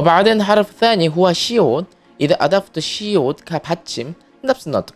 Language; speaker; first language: Arabic; non-native, fluent; Korean